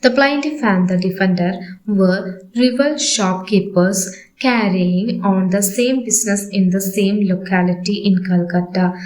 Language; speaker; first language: English; non-native, local second language; Malayalam